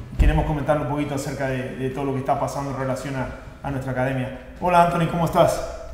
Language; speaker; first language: Spanish; native; Spanish